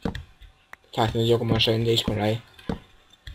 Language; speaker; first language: Spanish; native; Spanish